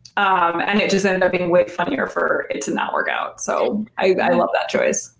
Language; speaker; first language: English; native; English